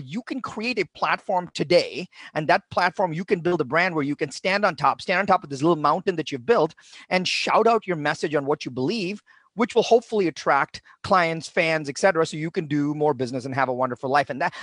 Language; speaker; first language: English; non-native, local second language; Tamil